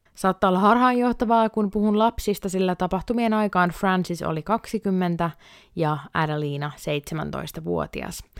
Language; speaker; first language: Finnish; native; Finnish